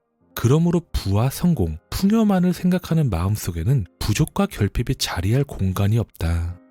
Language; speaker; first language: Korean; native; Korean